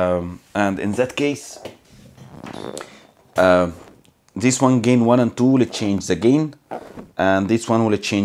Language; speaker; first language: English; non-native, fluent; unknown